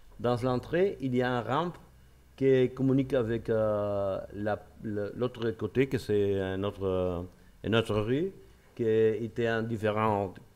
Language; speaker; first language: French; non-native, learner; Spanish